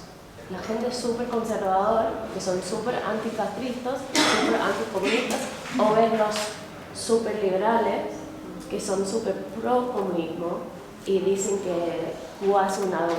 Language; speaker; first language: Spanish; non-native, fluent; English